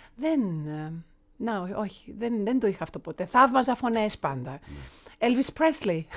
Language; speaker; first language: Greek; early bilingual, heritage; Greek